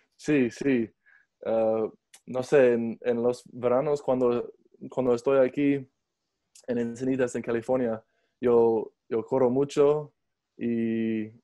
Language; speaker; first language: Spanish; non-native, learner; English